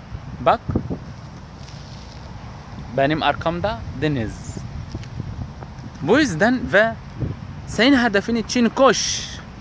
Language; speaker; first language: Turkish; non-native, learner; Arabic